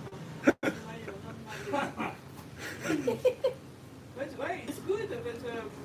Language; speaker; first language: English; non-native, learner; French